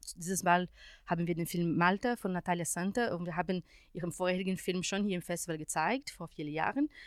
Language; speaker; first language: German; non-native, fluent; Portuguese